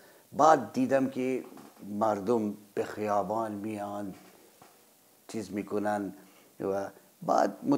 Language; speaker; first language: Persian; non-native, fluent; Urdu